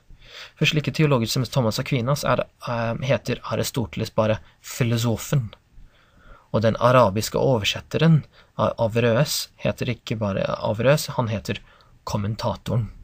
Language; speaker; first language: Norwegian; non-native, fluent; English